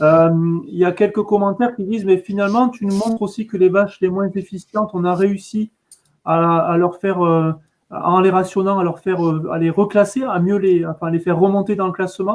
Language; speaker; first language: French; native; French